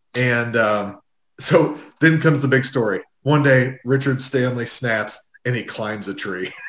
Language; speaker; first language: English; native; English